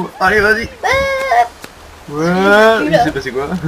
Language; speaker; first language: French; native; French